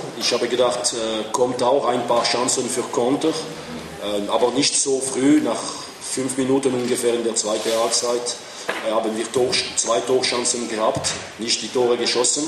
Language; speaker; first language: German; non-native, fluent; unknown